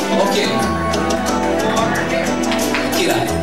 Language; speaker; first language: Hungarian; non-native, learner; Italian